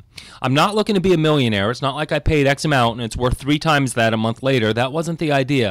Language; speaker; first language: English; native; English